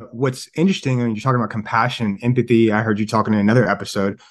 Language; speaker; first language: English; native; English